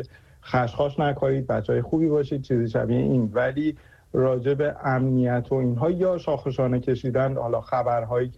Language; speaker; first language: Persian; native; Persian